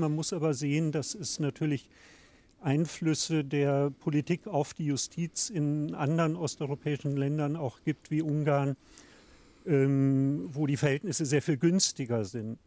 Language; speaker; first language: German; native; German